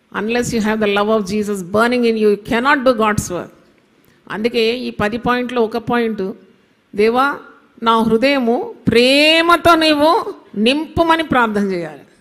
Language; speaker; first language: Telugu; non-native, local second language; Malayalam